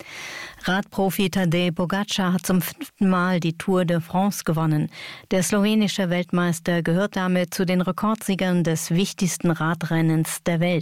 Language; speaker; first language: German; native; German